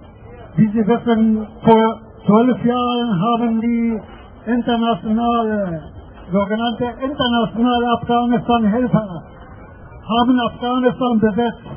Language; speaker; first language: German; non-native, fluent; Persian